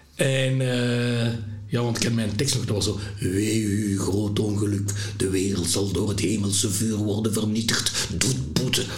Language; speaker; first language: Dutch; native; Dutch